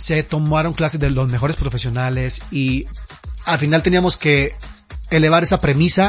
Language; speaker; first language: Spanish; native; Spanish